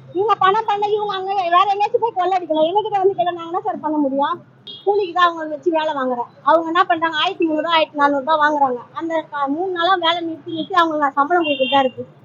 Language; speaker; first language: Tamil; native; Tamil